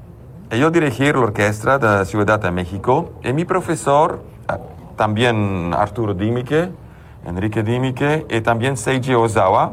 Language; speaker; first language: Spanish; non-native, learner; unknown